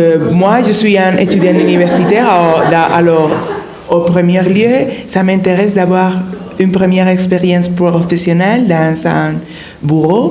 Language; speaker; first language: French; non-native, learner; Spanish